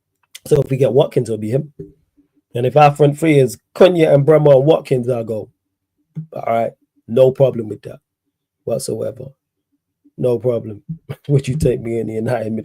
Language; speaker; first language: English; native; English